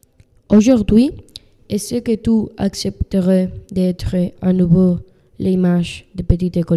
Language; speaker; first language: French; non-native, learner; Spanish